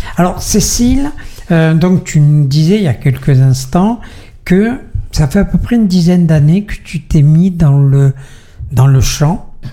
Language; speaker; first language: French; native; French